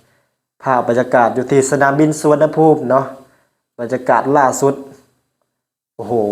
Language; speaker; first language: Thai; non-native, local second language; Lao